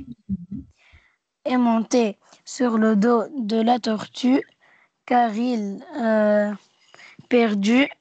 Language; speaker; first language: French; non-native, learner; Arabic